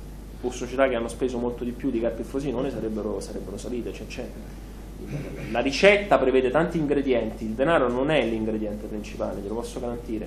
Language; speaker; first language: Italian; native; Italian